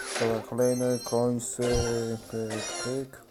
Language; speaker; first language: Polish; native; Polish